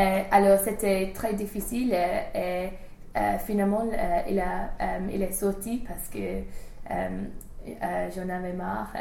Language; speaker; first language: French; non-native, learner; English